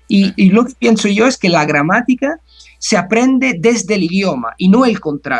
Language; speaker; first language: Spanish; non-native, fluent; Italian